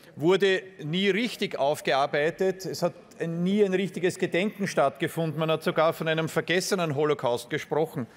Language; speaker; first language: German; native; German